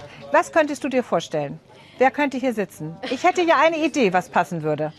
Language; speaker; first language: German; native; German